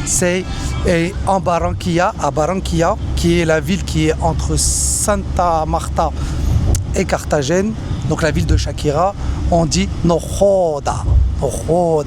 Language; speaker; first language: French; native; French